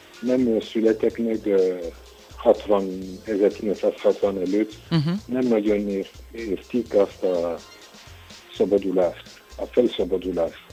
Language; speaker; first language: Hungarian; non-native, learner; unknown